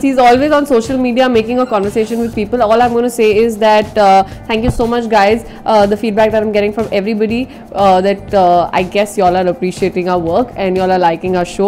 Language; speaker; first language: English; non-native, local second language; Hindi